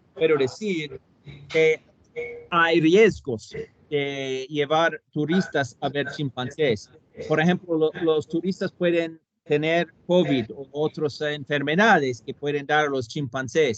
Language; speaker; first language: Spanish; non-native, fluent; English